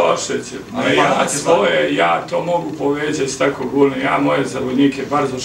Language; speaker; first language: Polish; non-native, learner; Serbian